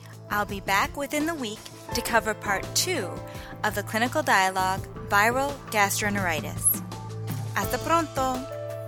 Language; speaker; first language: English; native; English